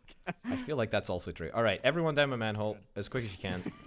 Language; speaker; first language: English; native; English